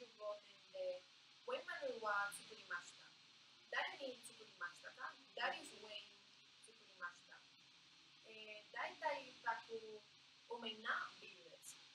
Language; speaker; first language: Japanese; non-native, learner; Spanish